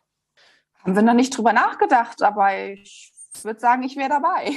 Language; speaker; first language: German; native; German